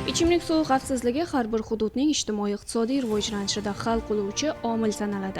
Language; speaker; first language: Uzbek; native; Uzbek